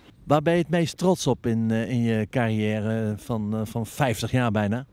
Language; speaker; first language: Dutch; native; Dutch